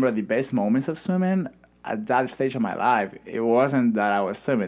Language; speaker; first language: English; non-native, fluent; Spanish